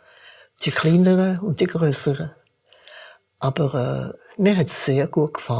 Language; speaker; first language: German; early bilingual, heritage; German